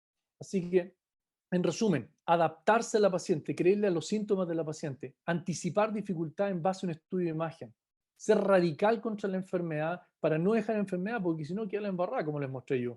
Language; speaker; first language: Spanish; native; Spanish